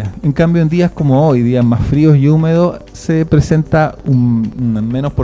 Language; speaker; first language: Spanish; native; Spanish